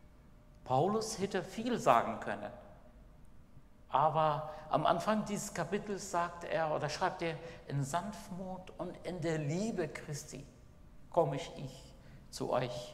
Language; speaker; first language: German; non-native, fluent; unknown